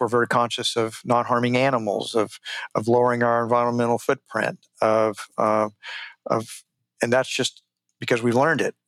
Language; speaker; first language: English; native; English